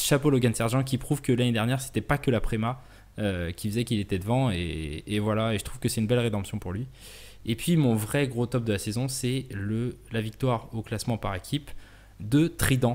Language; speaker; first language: French; native; French